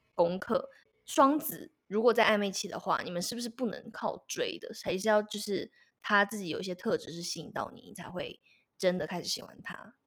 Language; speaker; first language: Chinese; native; Chinese